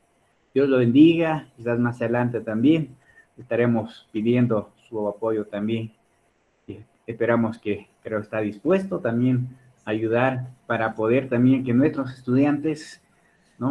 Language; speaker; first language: Spanish; native; Spanish